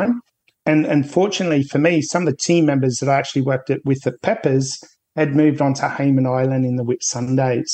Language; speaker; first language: English; native; English